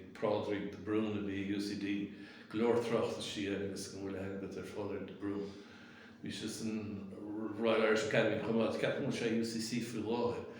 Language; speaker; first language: Irish; native; Irish